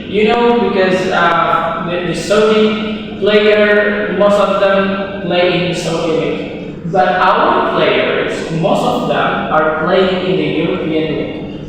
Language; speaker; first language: English; non-native, fluent; Indonesian